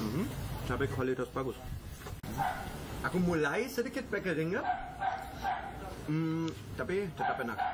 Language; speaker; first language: Indonesian; non-native, fluent; German